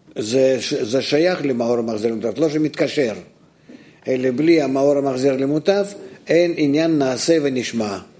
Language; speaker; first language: Hebrew; non-native, fluent; Russian